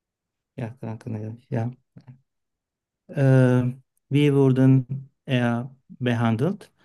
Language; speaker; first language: German; non-native, learner; Turkish